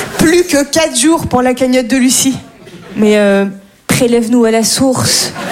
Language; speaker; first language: French; native; French